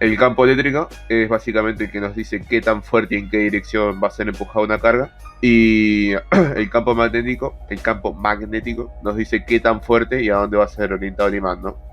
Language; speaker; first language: Spanish; native; Spanish